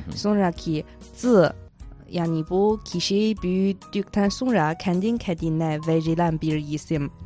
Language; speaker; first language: Turkish; non-native, fluent; Chinese